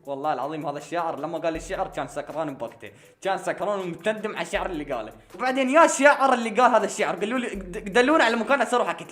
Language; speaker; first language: Arabic; native; Arabic